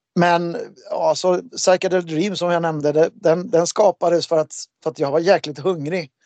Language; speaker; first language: Swedish; native; Swedish